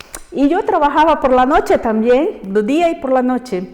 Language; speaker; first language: Spanish; non-native, fluent; Portuguese